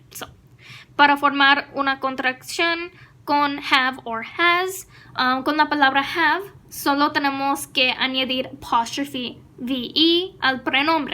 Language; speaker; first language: Spanish; non-native, fluent; English